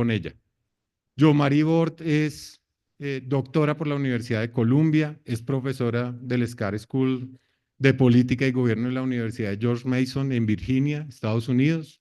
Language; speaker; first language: Spanish; native; Spanish